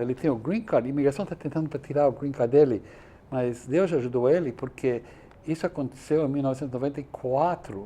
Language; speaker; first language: Portuguese; non-native, fluent; English